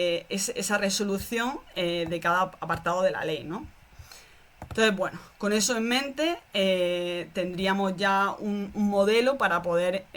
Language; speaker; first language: Spanish; native; Spanish